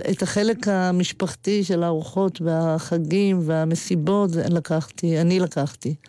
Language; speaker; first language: Hebrew; native; Hebrew